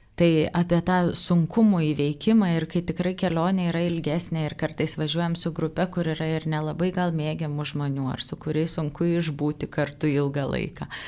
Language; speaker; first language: Lithuanian; native; Lithuanian